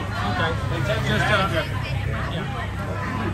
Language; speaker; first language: English; native; English